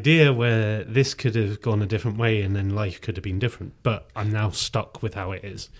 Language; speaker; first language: English; native; English